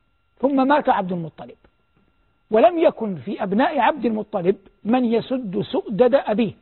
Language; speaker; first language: Arabic; native; Arabic